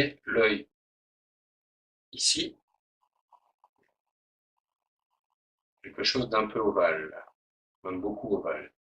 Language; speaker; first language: French; native; French